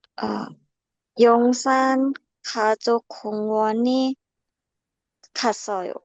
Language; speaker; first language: Korean; non-native, learner; Thai